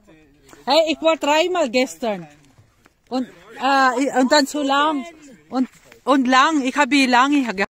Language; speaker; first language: German; non-native, learner; Filipino